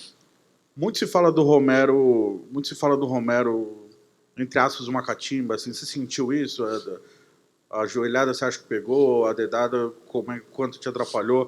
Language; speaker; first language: Portuguese; native; Portuguese